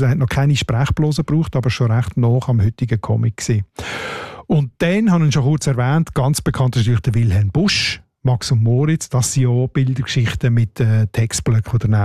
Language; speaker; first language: German; native; German